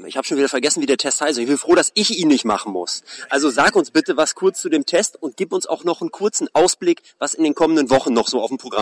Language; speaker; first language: German; native; German